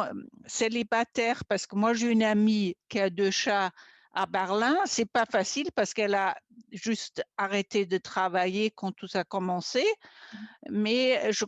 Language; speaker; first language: French; non-native, fluent; German